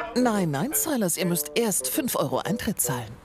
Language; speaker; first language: German; native; German